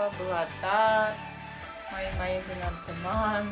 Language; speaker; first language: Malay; non-native, learner; Russian